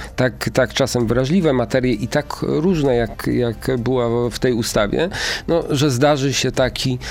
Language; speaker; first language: Polish; native; Polish